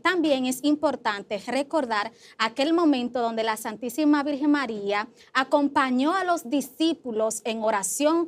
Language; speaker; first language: Spanish; native; Spanish